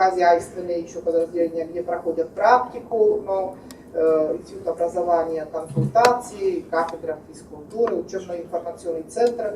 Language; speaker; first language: Russian; non-native, fluent; Czech